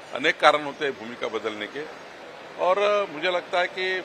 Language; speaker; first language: Hindi; non-native, local second language; Marathi